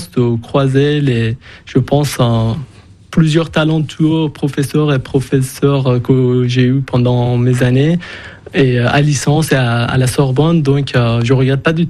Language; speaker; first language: French; non-native, fluent; Persian